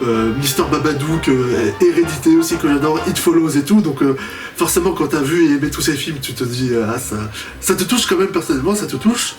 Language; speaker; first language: French; native; French